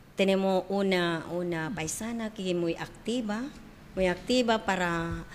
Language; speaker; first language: Spanish; non-native, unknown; Filipino